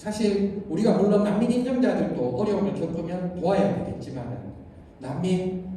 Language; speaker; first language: Korean; native; Korean